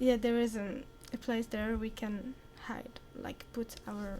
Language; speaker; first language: English; non-native, learner; Arabic